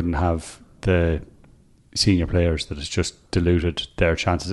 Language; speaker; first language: English; native; English